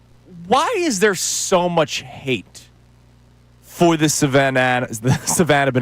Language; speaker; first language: English; native; English